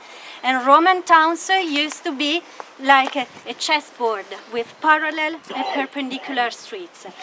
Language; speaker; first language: English; non-native, fluent; French